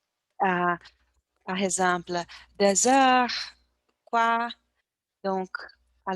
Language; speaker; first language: French; non-native, learner; Portuguese